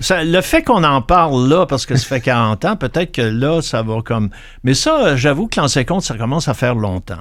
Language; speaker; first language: French; native; French